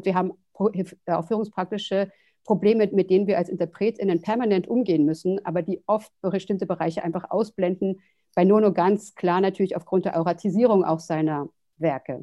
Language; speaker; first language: German; native; German